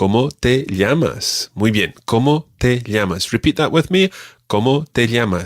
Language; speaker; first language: Spanish; non-native, fluent; English